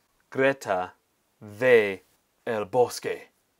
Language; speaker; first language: Spanish; non-native, fluent; English